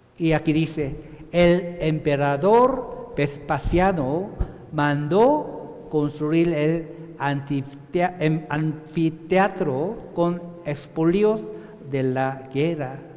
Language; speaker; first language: Spanish; non-native, fluent; Korean